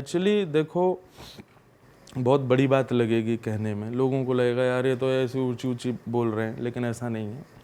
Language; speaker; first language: Hindi; native; Hindi